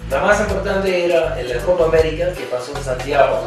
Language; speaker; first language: Spanish; non-native, fluent; English